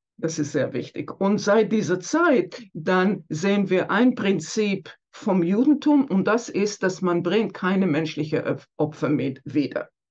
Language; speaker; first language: German; non-native, fluent; Hebrew